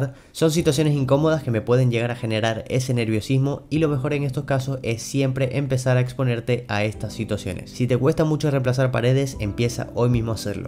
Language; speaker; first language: Spanish; native; Spanish